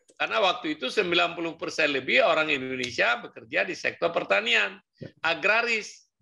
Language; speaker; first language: Indonesian; non-native, local second language; Achinese